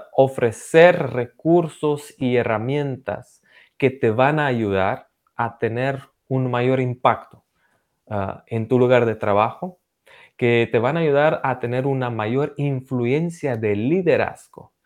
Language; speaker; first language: Spanish; non-native, fluent; Romanian